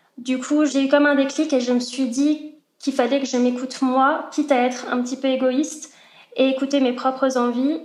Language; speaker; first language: French; native; French